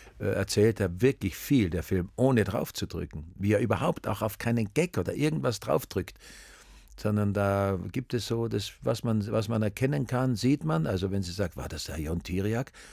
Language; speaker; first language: German; native; German